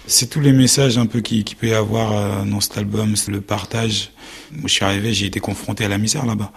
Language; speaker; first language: French; early bilingual, other home language; Haitian Creole